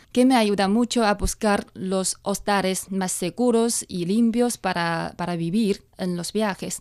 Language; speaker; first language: Spanish; non-native, fluent; Chinese